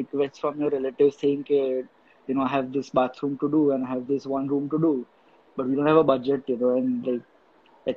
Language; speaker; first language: English; non-native, local second language; Gujarati